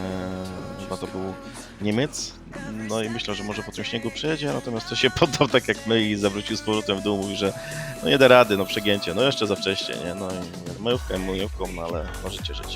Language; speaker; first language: Polish; native; Polish